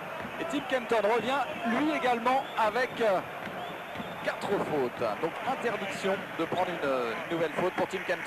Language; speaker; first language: French; native; French